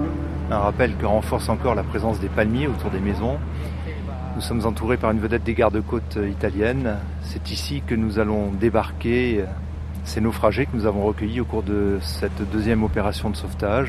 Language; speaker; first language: French; native; French